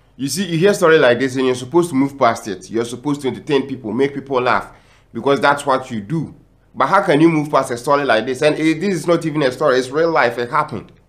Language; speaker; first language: English; non-native, local second language; Akan